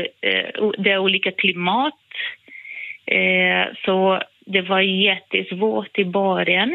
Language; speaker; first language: Swedish; non-native, fluent; Portuguese